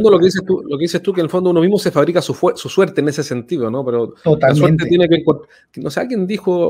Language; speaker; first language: Spanish; native; Spanish